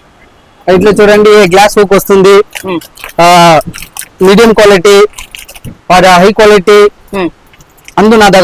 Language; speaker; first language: Telugu; non-native, learner; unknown